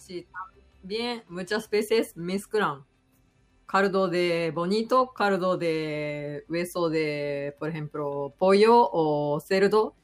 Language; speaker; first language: Spanish; non-native, learner; Japanese